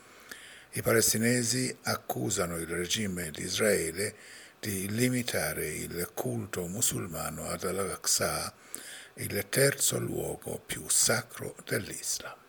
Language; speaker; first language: Italian; non-native, fluent; Persian